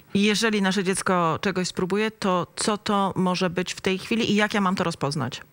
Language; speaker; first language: Polish; native; Polish